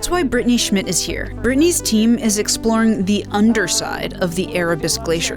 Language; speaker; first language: English; native; English